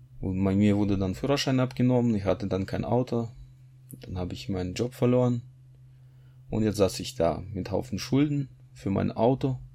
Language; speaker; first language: German; non-native, fluent; Russian